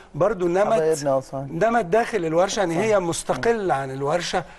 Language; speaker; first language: Arabic; native; Arabic